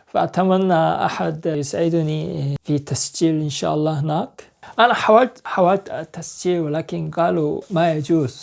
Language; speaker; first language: Arabic; non-native, learner; Korean